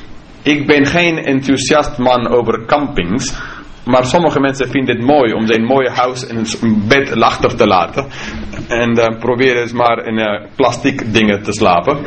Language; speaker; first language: Dutch; non-native, fluent; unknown